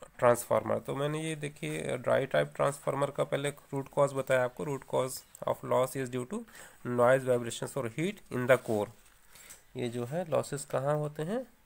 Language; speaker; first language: Hindi; native; Hindi